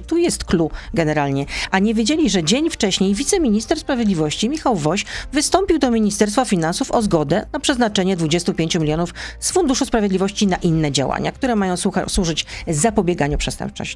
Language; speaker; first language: Polish; native; Polish